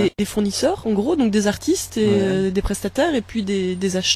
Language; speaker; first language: French; native; French